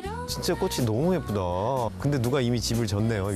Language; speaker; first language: Korean; native; Korean